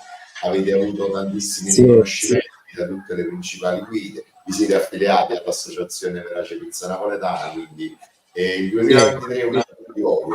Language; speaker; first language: Italian; native; Italian